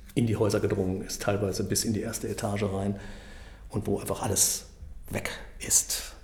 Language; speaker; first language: German; native; German